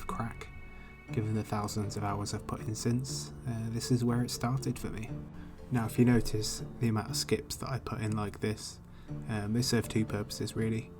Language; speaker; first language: English; native; English